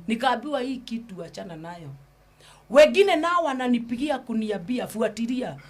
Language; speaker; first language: Swahili; non-native, local second language; Kikuyu